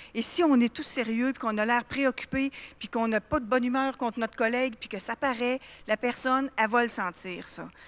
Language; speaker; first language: French; native; French